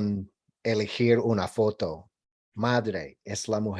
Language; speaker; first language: Spanish; non-native, learner; English